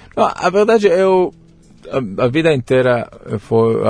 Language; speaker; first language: Portuguese; non-native, learner; Hebrew